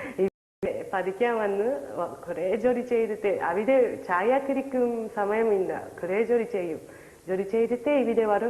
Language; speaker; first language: Malayalam; non-native, learner; Japanese